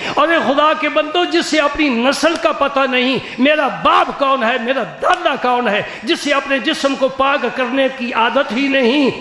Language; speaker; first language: Urdu; non-native, local second language; Punjabi